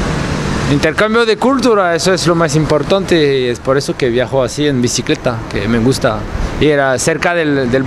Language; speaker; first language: Spanish; non-native, learner; French